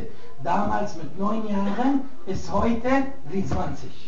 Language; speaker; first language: German; non-native, fluent; Arabic